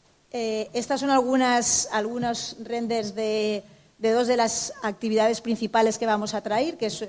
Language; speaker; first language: Spanish; native; Spanish